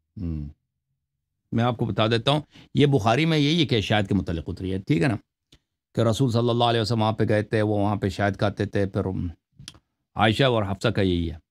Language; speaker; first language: Urdu; non-native, local second language; Punjabi